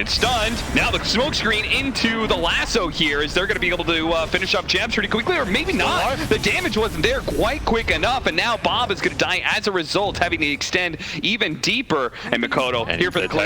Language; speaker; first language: English; native; English